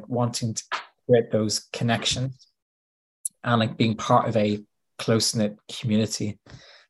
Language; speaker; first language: English; native; English